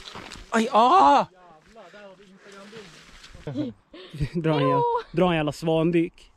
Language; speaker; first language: Swedish; native; Swedish